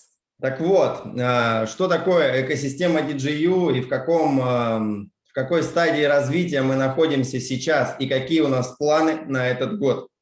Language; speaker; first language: Russian; native; Russian